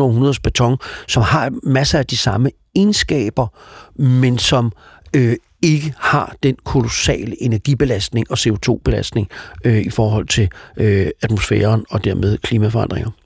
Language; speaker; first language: Danish; native; Danish